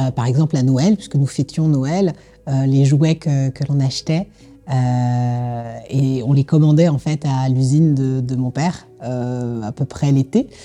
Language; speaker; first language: French; native; French